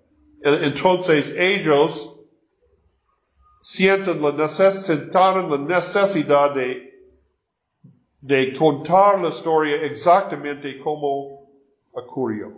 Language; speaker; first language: Spanish; non-native, learner; English